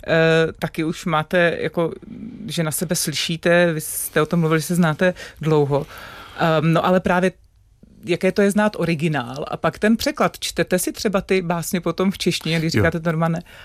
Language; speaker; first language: Czech; native; Czech